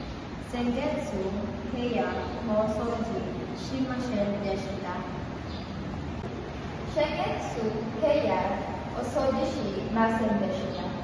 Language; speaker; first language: Japanese; non-native, learner; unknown